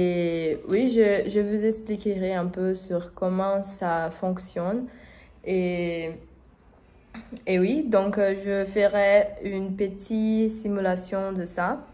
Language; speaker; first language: French; non-native, learner; Portuguese